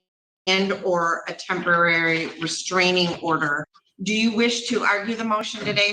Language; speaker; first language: English; native; English